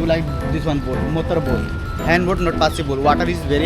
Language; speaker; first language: English; non-native, learner; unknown